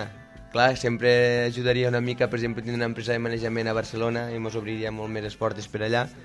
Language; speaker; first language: Catalan; native; Catalan